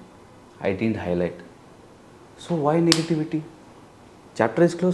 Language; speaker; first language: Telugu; non-native, learner; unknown